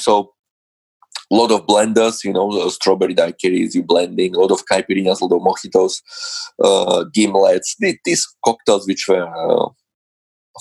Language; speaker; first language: English; non-native, fluent; Slovak